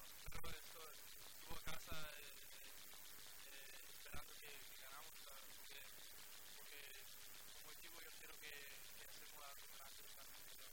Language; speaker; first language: Spanish; non-native, learner; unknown